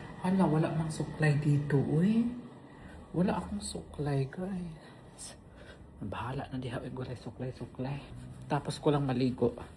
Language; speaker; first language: Filipino; non-native, local second language; Cebuano